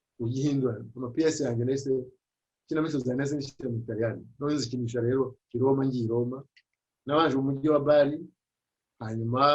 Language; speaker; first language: Kinyarwanda; early bilingual, heritage; Kinyarwanda